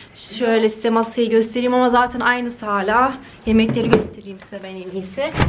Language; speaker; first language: Turkish; early bilingual, heritage; Turkish